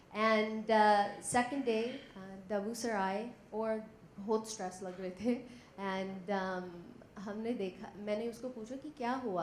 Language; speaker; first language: Hindi; non-native, learner; English